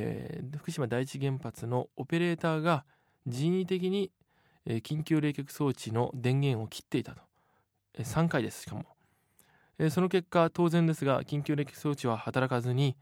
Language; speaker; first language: Japanese; native; Japanese